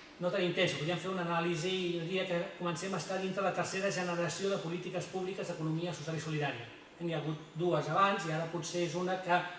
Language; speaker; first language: Catalan; native; Catalan